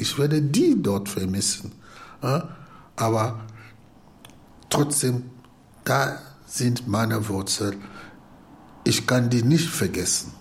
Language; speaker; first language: German; non-native, fluent; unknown